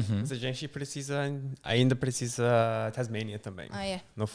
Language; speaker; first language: Portuguese; non-native, learner; English